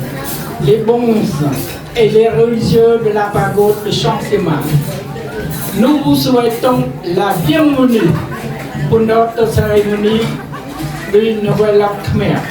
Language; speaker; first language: French; non-native, fluent; Khmer